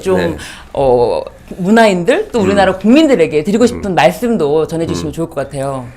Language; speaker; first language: Korean; native; Korean